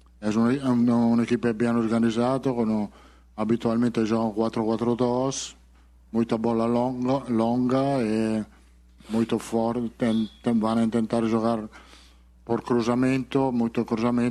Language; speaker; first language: Portuguese; non-native, learner; Italian